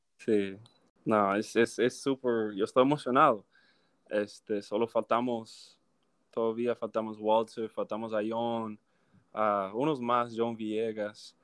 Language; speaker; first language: Spanish; early bilingual, heritage; English